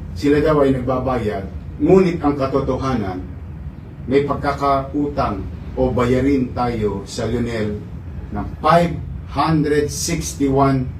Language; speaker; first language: Filipino; native; Filipino